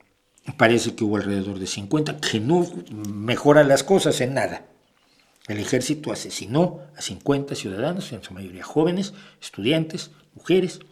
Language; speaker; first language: Spanish; native; Spanish